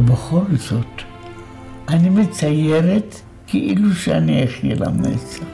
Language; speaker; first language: Hebrew; non-native, fluent; Polish